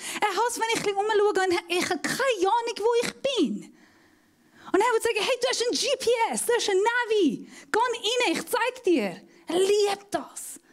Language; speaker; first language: German; non-native, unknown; Persian